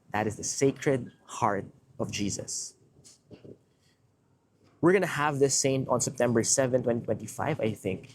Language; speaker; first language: English; non-native, local second language; Filipino